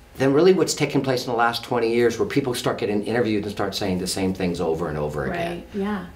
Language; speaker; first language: English; native; English